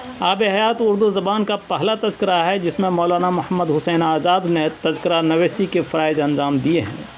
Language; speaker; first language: Urdu; native; Urdu